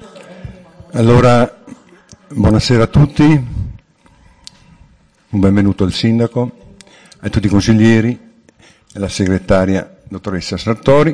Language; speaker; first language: Italian; native; Italian